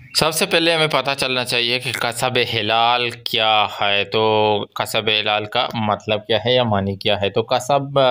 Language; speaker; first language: Urdu; non-native, local second language; Baluchi